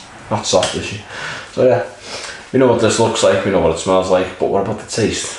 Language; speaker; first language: English; native; English